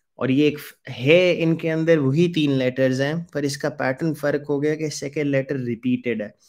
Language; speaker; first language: Urdu; native; Urdu